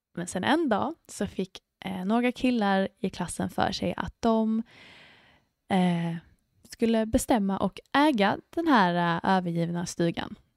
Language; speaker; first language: Swedish; early bilingual, other home language; English